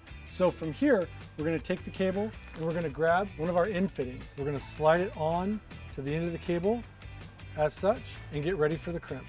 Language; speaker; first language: English; native; English